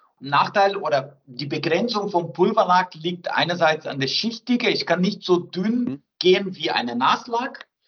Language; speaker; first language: German; non-native, fluent; Portuguese